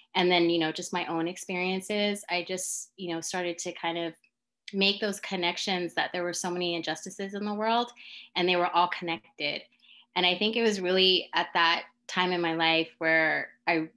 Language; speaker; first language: English; native; English